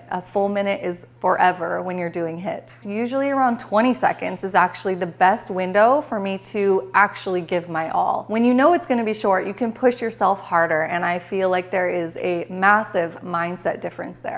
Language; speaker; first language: English; native; English